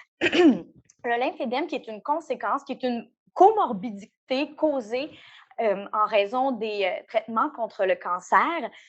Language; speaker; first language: French; native; French